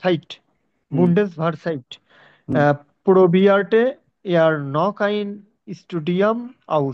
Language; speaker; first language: German; non-native, learner; Bangla